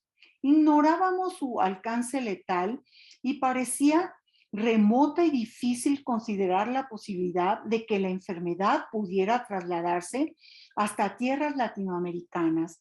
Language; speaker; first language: Spanish; native; Spanish